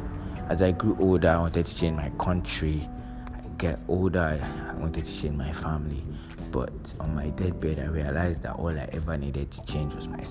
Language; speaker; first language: English; non-native, local second language; Yoruba